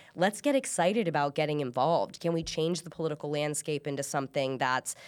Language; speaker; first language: English; early bilingual, other home language; Persian